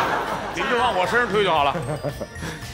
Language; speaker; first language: Chinese; native; Chinese